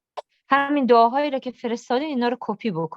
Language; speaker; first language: Persian; native; Persian